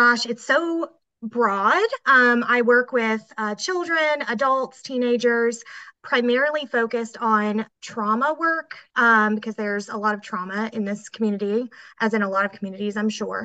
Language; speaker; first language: English; native; English